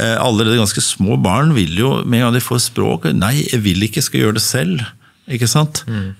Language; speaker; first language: Norwegian; native; Norwegian